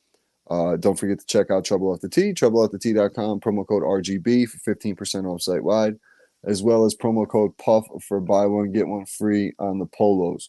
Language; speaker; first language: English; native; English